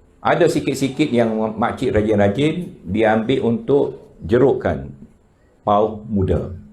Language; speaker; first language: Malay; native; Malay